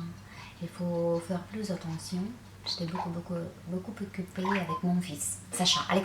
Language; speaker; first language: French; non-native, fluent; Russian